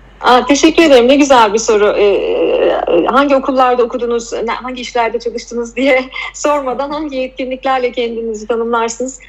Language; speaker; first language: Turkish; native; Turkish